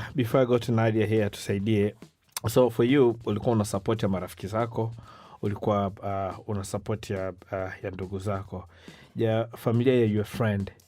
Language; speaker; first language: Swahili; native; Swahili